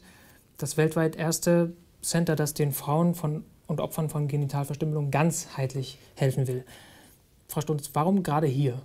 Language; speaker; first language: German; native; German